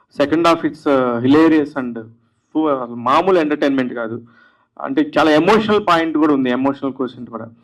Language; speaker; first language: Telugu; native; Telugu